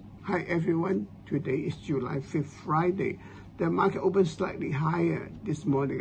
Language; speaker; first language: English; non-native, local second language; Cantonese